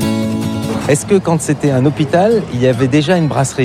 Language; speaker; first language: French; native; French